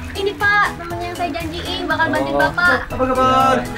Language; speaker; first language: Indonesian; native; Indonesian